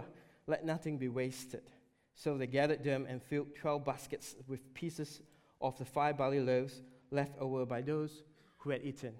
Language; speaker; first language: English; non-native, local second language; Chinese